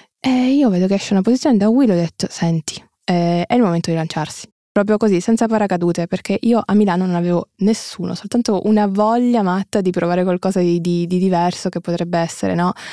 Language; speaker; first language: Italian; early bilingual, other home language; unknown